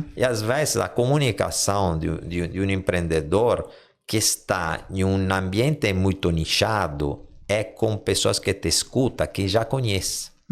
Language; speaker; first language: Portuguese; non-native, fluent; Italian